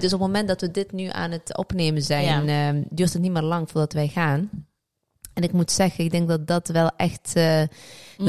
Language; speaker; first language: Dutch; early bilingual, other home language; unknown